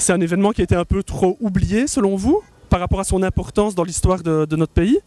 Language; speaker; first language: French; native; French